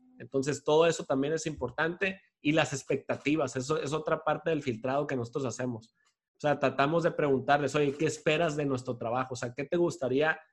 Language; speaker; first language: Spanish; native; Spanish